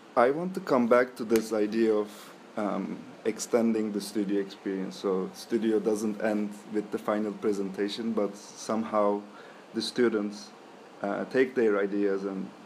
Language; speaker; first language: English; non-native, fluent; Turkish